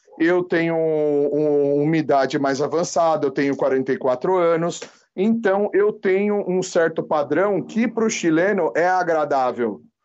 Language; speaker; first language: Portuguese; native; Portuguese